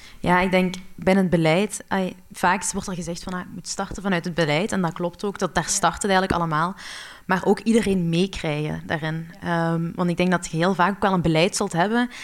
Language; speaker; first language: Dutch; early bilingual, other home language; Arabic